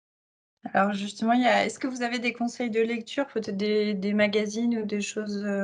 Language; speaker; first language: French; native; French